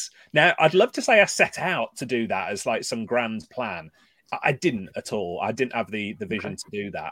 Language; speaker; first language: English; native; English